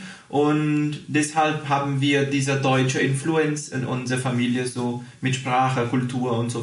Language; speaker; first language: German; early bilingual, heritage; Portuguese